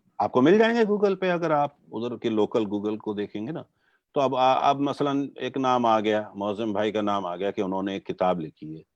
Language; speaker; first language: Urdu; non-native, local second language; Gujarati